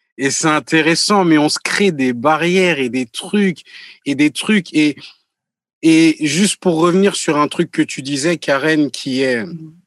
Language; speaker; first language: French; native; French